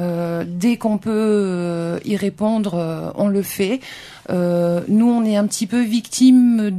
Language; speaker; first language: French; native; French